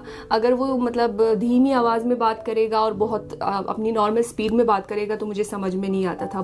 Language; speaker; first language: Hindi; non-native, fluent; Arabic